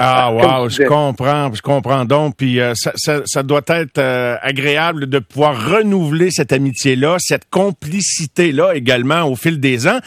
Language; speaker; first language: French; native; French